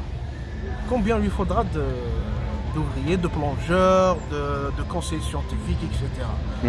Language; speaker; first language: French; non-native, local second language; Kabyle